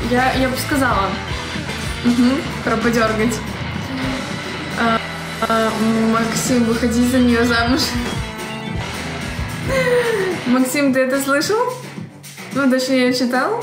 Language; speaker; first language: Russian; native; Russian